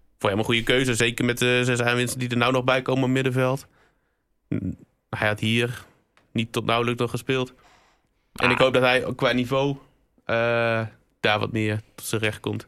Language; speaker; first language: Dutch; native; Dutch